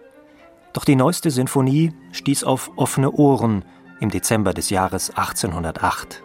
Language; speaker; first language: German; native; German